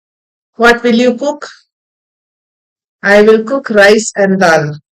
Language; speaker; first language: English; non-native, local second language; Hindi